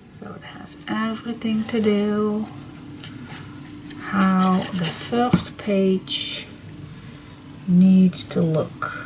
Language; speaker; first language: English; non-native, fluent; Dutch